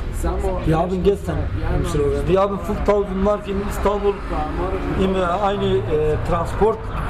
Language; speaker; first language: German; non-native, learner; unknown